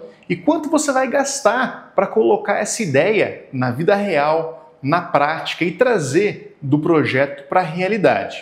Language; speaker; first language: Portuguese; native; Portuguese